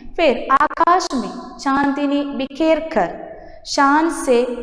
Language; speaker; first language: Hindi; non-native, local second language; Malayalam